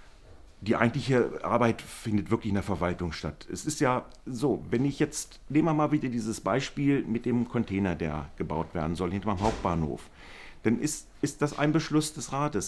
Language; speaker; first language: German; native; German